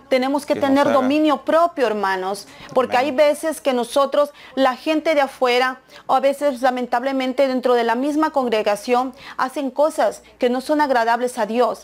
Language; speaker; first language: Spanish; native; Spanish